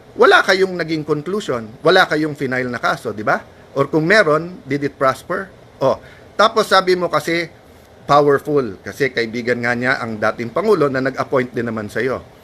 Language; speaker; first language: Filipino; native; Filipino